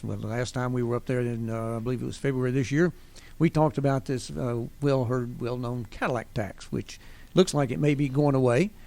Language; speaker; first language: English; native; English